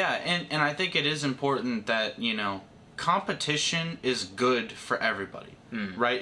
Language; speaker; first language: English; native; English